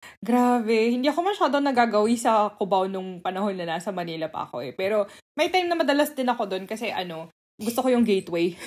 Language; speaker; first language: Filipino; native; Filipino